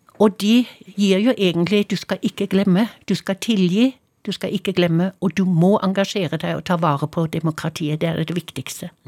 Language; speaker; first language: Norwegian; non-native, fluent; German